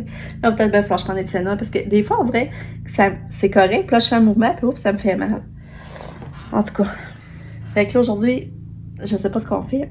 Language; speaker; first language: French; native; French